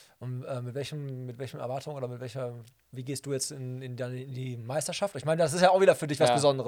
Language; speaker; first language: German; native; German